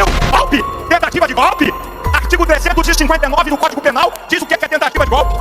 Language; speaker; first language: Portuguese; native; Portuguese